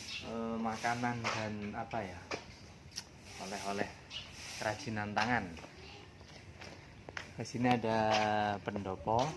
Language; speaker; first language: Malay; non-native, local second language; Javanese